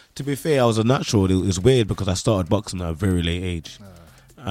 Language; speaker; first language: English; native; English